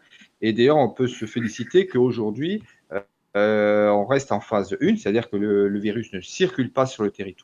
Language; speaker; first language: French; native; French